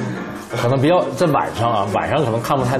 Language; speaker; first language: Chinese; native; Chinese